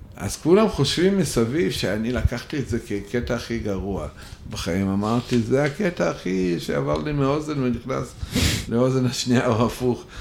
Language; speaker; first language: Hebrew; non-native, fluent; Russian